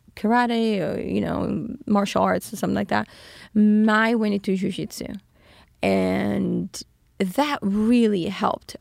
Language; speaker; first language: English; non-native, fluent; Portuguese